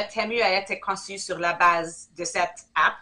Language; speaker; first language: French; non-native, fluent; English